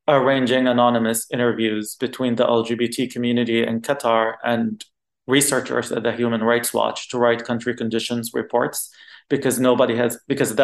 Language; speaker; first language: English; non-native, fluent; Arabic